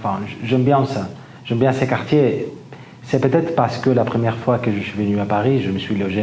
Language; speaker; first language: French; non-native, fluent; Spanish